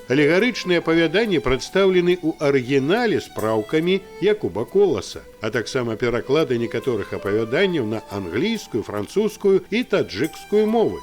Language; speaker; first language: Belarusian; native; Belarusian